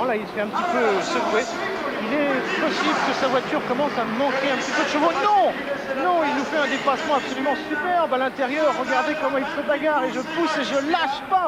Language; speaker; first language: French; native; French